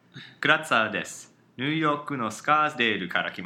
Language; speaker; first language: Japanese; non-native, learner; English